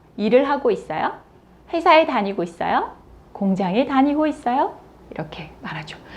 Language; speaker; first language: Korean; native; Korean